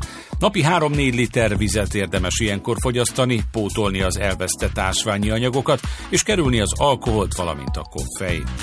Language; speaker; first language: Hungarian; native; Hungarian